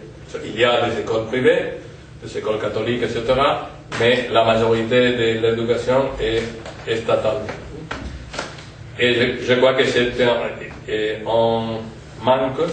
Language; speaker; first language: French; non-native, fluent; Spanish